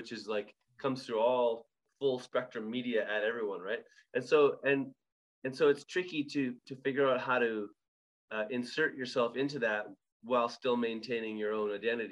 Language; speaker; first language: English; native; English